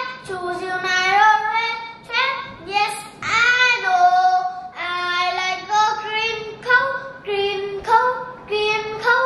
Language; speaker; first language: English; non-native, learner; Vietnamese